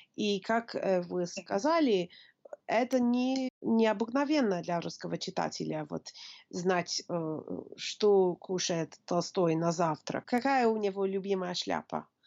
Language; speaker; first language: Russian; non-native, fluent; English